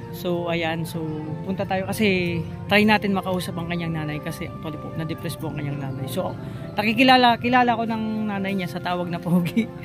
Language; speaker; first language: Filipino; non-native, local second language; Bikol